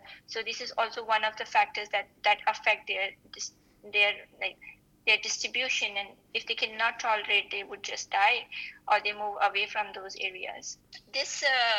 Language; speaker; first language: English; non-native, local second language; Hindi